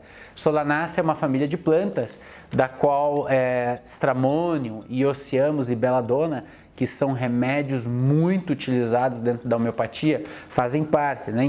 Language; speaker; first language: Portuguese; native; Portuguese